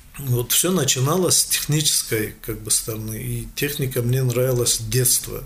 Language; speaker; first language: Russian; non-native, local second language; Tajik